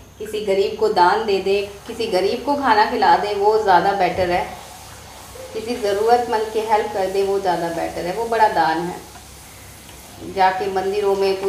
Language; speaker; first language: Hindi; native; Hindi